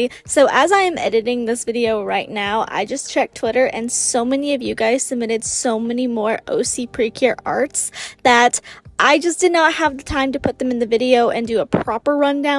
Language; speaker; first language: English; native; English